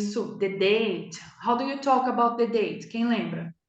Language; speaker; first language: English; non-native, fluent; Portuguese